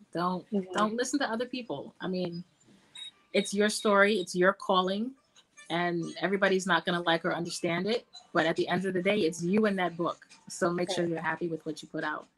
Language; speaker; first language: English; native; English